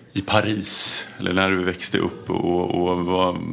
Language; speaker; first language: Swedish; native; Swedish